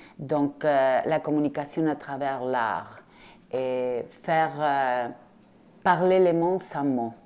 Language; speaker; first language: French; non-native, fluent; Spanish